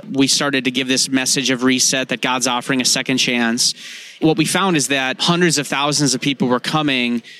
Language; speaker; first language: English; native; English